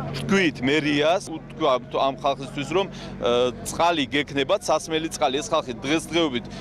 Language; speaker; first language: Georgian; non-native, local second language; Azerbaijani